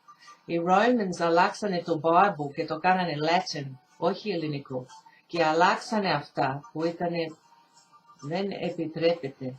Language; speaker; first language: Greek; early bilingual, heritage; Greek